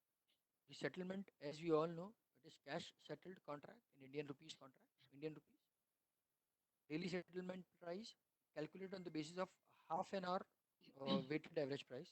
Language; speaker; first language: English; non-native, local second language; Hindi